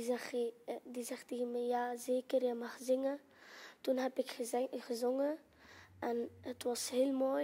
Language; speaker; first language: Dutch; non-native, learner; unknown